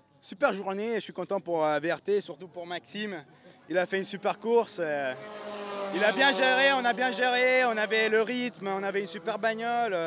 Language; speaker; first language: French; native; French